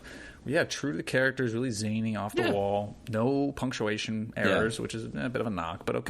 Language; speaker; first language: English; native; English